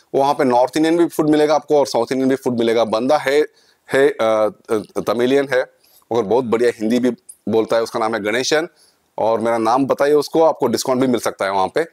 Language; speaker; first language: Hindi; non-native, local second language; Kannada